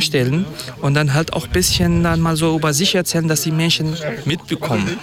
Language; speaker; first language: German; non-native, fluent; Kurdish